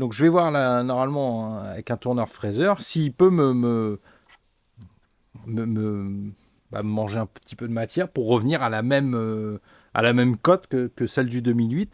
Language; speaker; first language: French; native; French